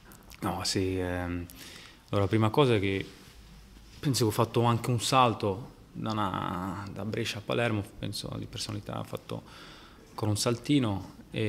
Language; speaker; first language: Italian; non-native, fluent; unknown